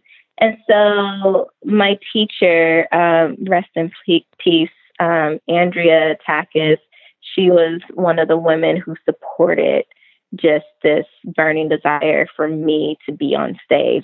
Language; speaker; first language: English; native; English